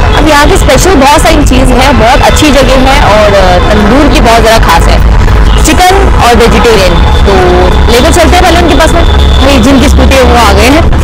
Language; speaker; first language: Hindi; native; Hindi